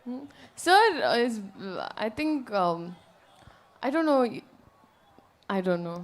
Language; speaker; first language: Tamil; non-native, learner; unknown